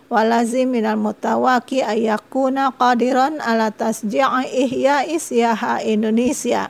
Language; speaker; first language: Arabic; non-native, fluent; Indonesian